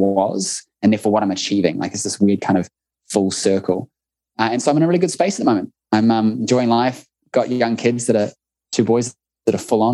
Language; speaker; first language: English; native; English